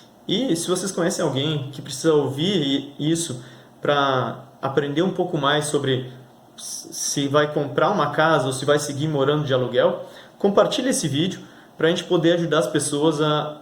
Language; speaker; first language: Portuguese; native; Portuguese